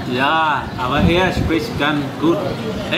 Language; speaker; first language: German; non-native, learner; Khmer